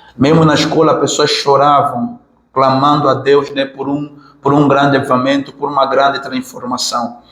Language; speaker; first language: Portuguese; native; Portuguese